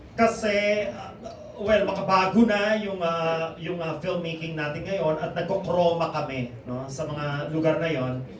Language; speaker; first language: Filipino; native; Filipino